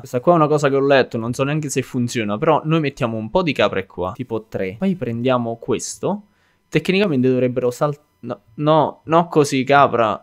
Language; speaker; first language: Italian; native; Italian